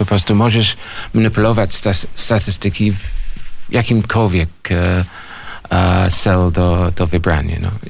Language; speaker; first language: Polish; non-native, learner; English